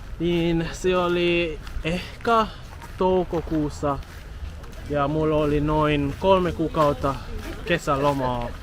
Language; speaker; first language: Finnish; non-native, fluent; English